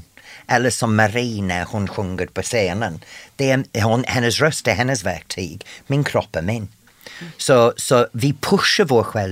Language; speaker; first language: Swedish; non-native, fluent; English